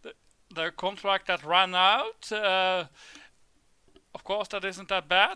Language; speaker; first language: English; non-native, fluent; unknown